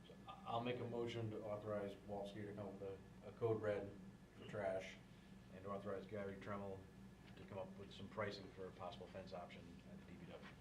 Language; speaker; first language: English; native; English